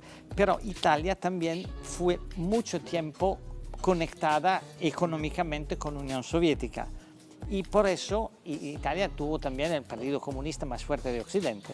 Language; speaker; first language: Spanish; non-native, fluent; Italian